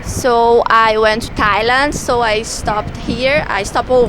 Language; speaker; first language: English; non-native, learner; Portuguese